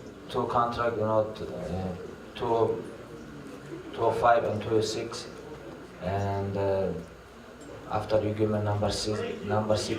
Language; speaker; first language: English; non-native, learner; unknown